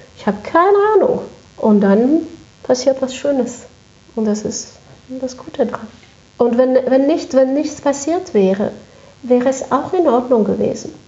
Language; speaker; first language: German; non-native, fluent; French